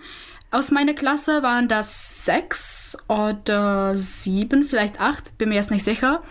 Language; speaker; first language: German; non-native, fluent; Czech